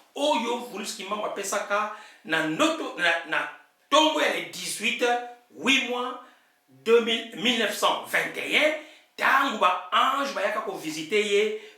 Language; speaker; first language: Lingala; non-native, local second language; Kongo